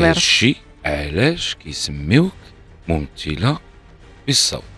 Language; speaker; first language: Arabic; native; Arabic